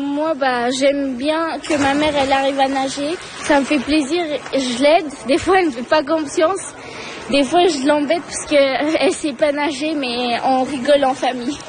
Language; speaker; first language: French; early bilingual, other home language; Turkish